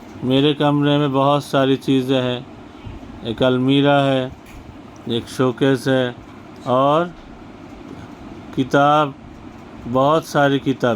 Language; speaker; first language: Hindi; non-native, fluent; Bangla